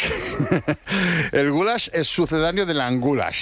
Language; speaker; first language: Spanish; native; Spanish